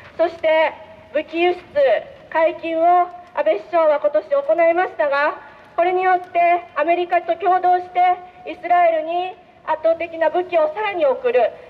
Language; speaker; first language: Japanese; native; Japanese